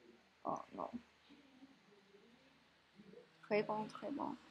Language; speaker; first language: French; non-native, learner; English